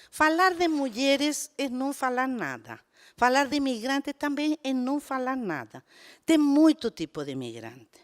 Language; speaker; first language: Portuguese; non-native, fluent; Spanish